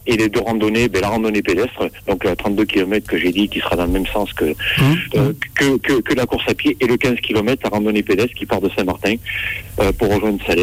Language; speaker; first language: French; native; French